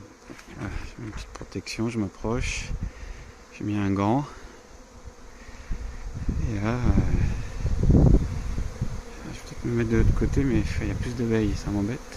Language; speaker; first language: French; native; French